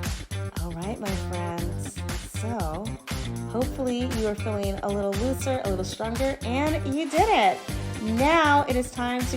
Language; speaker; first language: English; native; English